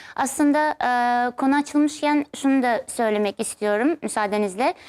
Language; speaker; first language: Turkish; non-native, fluent; Turkmen